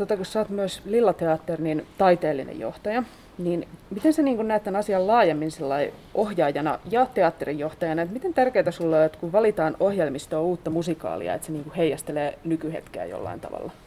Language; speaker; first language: Finnish; native; Finnish